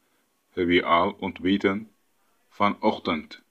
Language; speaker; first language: Dutch; non-native, fluent; Tigrinya